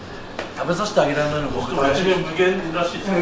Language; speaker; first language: Japanese; native; Japanese